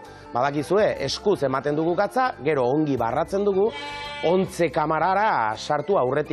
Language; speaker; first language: Basque; native; Basque